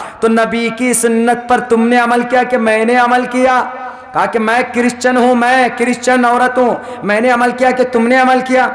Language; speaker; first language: Urdu; native; Urdu